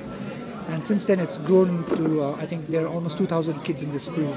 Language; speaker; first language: English; non-native, local second language; Tibetan